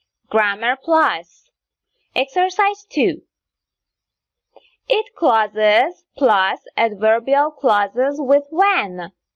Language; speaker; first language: English; non-native, fluent; Persian